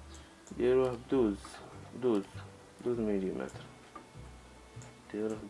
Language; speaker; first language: Arabic; native; Arabic